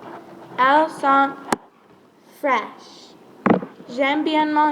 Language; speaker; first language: French; non-native, learner; English